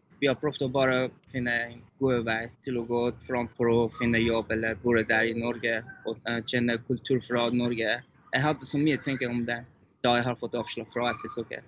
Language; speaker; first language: Norwegian; non-native, learner; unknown